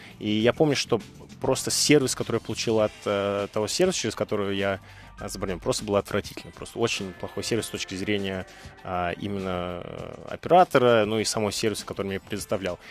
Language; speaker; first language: Russian; early bilingual, heritage; Russian